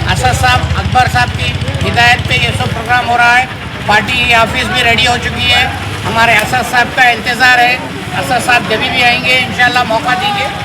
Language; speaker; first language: Hindi; non-native, local second language; Urdu